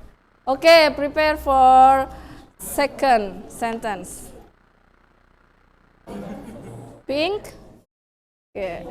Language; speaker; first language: English; non-native, fluent; Indonesian